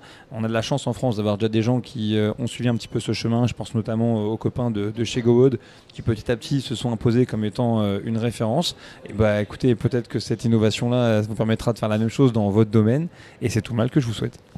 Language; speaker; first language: French; native; French